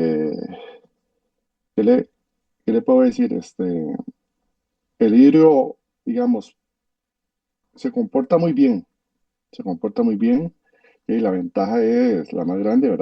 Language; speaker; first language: Spanish; native; Spanish